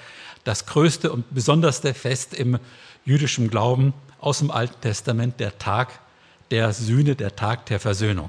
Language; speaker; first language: German; native; German